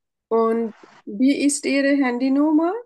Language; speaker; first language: German; non-native, fluent; Bangla